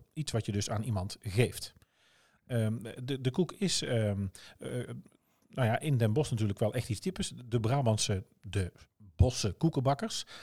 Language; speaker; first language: Dutch; native; Dutch